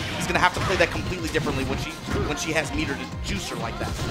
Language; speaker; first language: English; native; English